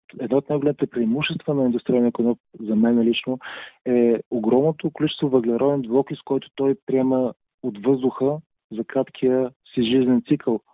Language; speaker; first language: Bulgarian; native; Bulgarian